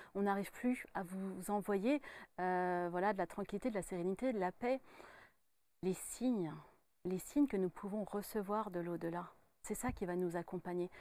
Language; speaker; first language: French; native; French